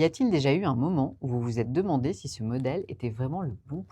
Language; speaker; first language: French; native; French